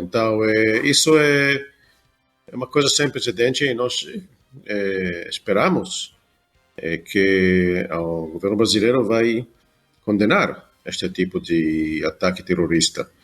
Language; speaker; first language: Portuguese; non-native, fluent; Hebrew